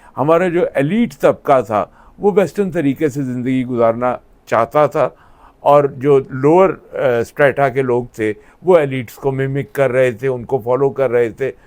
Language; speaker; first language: Urdu; native; Urdu